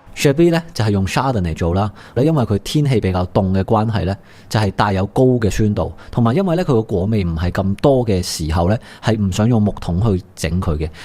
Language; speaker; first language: Cantonese; native; Cantonese